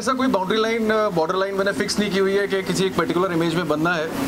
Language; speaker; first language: Hindi; native; Hindi